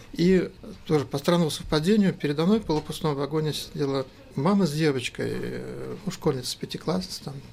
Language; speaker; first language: Russian; native; Russian